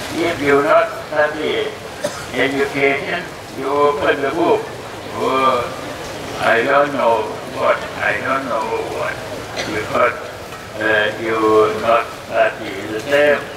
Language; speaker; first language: English; non-native, learner; Thai